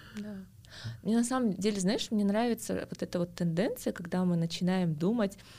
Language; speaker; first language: Russian; non-native, local second language; Kazakh